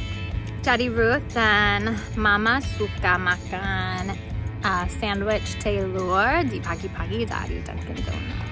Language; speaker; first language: Indonesian; non-native, learner; English